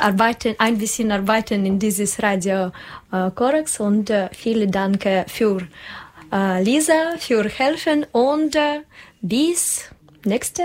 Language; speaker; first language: German; non-native, learner; Russian